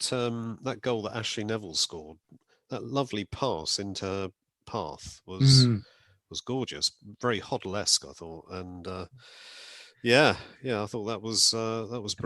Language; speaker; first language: English; native; English